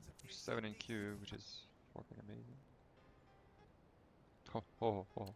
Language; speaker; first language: English; non-native, fluent; French